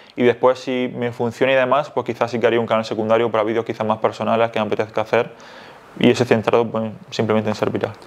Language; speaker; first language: Spanish; native; Spanish